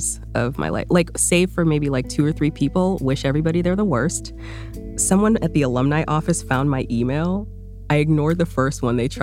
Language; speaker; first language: English; early bilingual, other home language; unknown